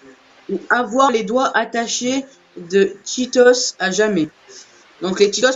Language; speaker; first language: French; native; French